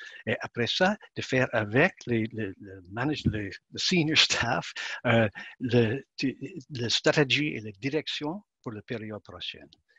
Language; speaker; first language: French; non-native, learner; English